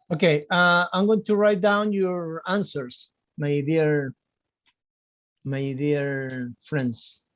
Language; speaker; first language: English; non-native, fluent; Spanish